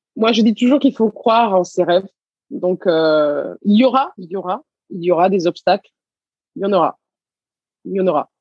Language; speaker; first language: French; early bilingual, other home language; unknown